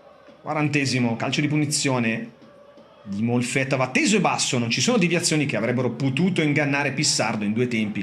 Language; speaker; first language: Italian; native; Italian